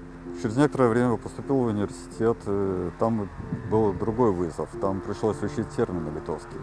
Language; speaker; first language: Russian; native; Russian